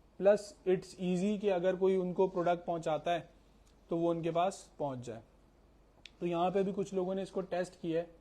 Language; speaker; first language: Urdu; native; Urdu